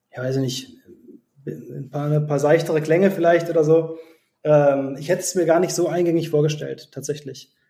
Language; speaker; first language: German; native; German